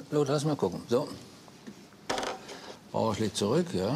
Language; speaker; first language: German; native; German